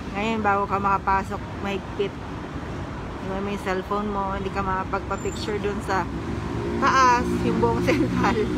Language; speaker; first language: Filipino; native; Filipino